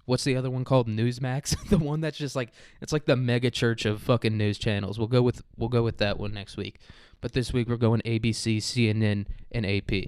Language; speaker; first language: English; native; English